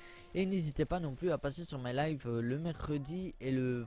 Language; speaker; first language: French; native; French